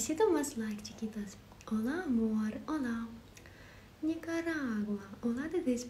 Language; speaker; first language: Spanish; non-native, learner; Ukrainian